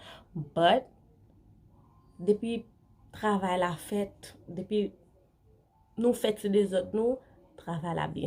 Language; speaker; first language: French; non-native, learner; Haitian Creole